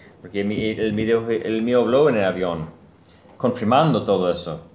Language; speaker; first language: Spanish; non-native, learner; English